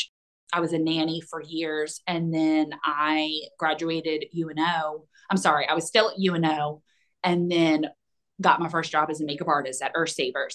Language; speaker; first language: English; native; English